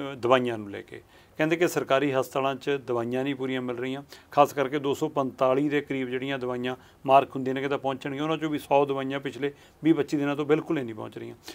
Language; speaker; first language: Punjabi; native; Punjabi